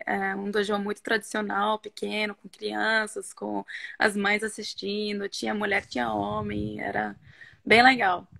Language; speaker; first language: Portuguese; non-native, fluent; Norwegian